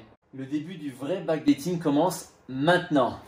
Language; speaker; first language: French; native; French